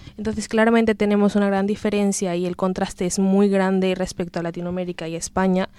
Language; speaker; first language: Spanish; native; Spanish